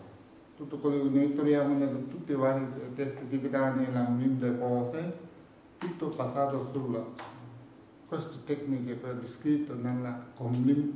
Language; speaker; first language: Italian; non-native, learner; Tibetan